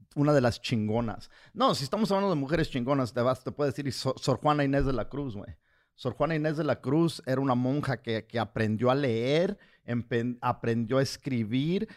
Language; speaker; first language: Spanish; early bilingual, heritage; Spanish